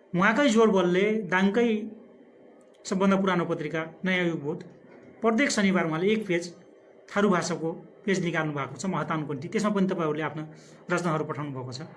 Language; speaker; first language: Nepali; non-native, local second language; Dangaura Tharu